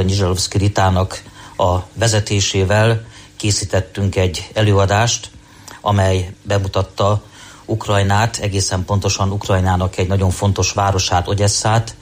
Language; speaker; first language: Hungarian; native; Hungarian